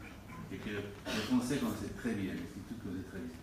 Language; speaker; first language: French; non-native, fluent; Spanish